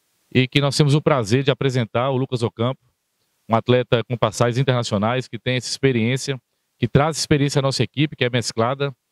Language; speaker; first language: Portuguese; native; Portuguese